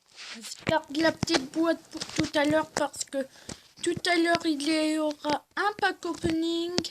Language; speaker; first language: French; native; French